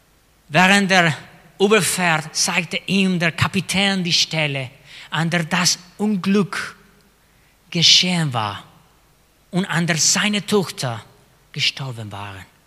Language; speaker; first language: German; non-native, fluent; Spanish